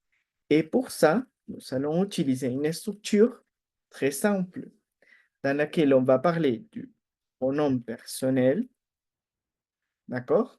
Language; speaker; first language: French; non-native, fluent; Spanish